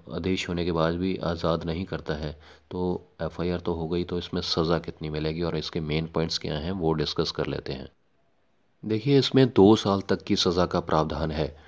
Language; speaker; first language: Hindi; non-native, local second language; Punjabi